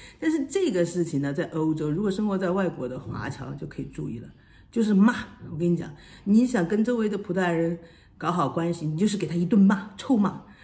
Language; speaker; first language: Chinese; native; Chinese